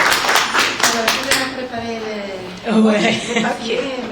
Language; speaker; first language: French; non-native, fluent; Italian